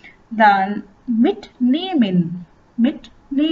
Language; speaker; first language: German; non-native, fluent; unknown